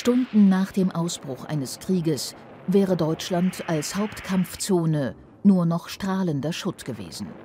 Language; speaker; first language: German; native; German